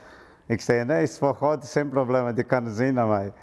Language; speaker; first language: Dutch; non-native, learner; Portuguese